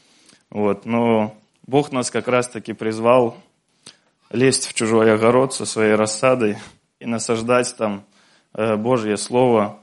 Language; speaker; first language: Russian; native; Russian